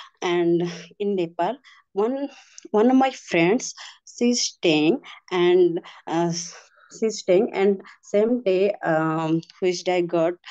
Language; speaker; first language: English; non-native, learner; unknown